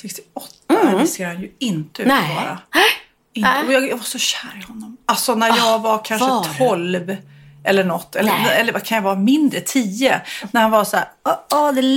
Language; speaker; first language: Swedish; native; Swedish